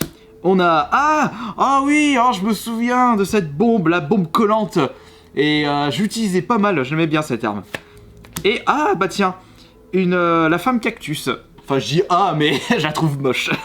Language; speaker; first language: French; native; French